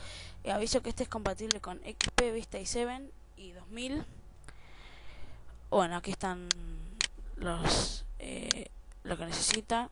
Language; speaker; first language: Spanish; native; Spanish